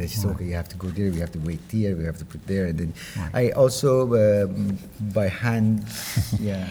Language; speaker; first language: English; non-native, fluent; Persian